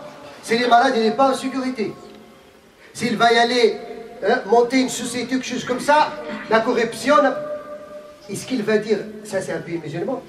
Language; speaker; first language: French; non-native, fluent; Arabic